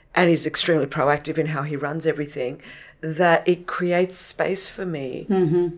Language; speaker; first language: English; non-native, local second language; Greek